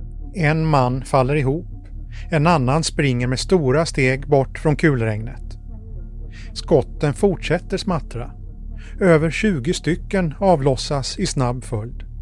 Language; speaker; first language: Swedish; native; Swedish